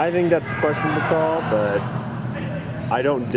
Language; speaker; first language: English; native; English